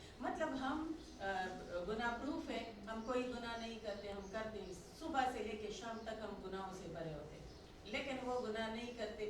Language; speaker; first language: Urdu; non-native, local second language; Pashto